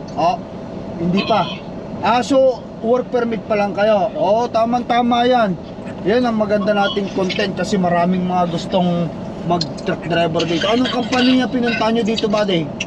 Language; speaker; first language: Filipino; non-native, local second language; Iloko